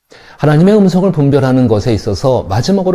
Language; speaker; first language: Korean; native; Korean